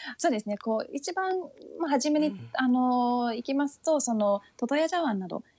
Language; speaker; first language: Japanese; early bilingual, heritage; Japanese